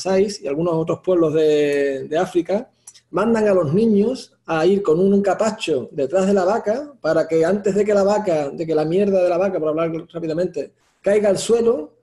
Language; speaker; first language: Spanish; native; Spanish